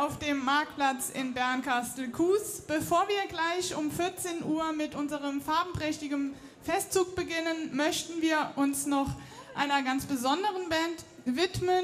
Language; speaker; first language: German; native; German